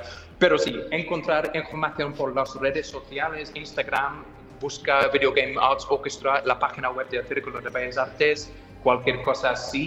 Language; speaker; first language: Spanish; non-native, fluent; English